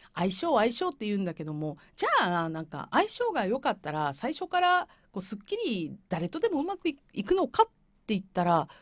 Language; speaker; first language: Japanese; native; Japanese